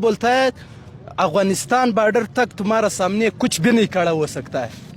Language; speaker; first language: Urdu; non-native, learner; Pashto